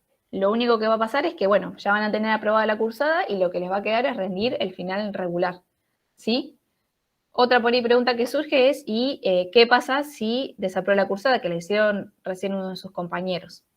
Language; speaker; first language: Spanish; native; Spanish